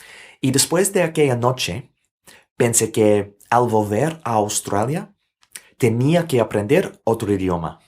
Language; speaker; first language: Spanish; non-native, fluent; English